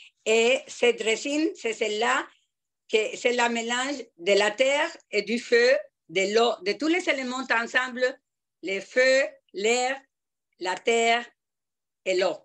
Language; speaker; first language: French; non-native, fluent; Spanish